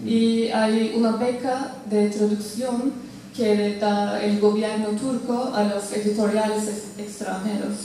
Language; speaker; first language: Spanish; non-native, fluent; Turkish